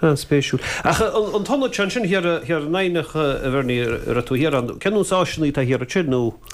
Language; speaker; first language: Irish; native; Irish